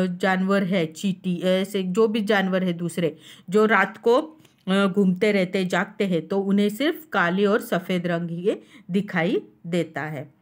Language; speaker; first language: Hindi; non-native, local second language; Marathi